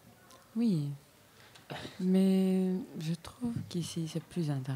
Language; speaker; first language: French; non-native, fluent; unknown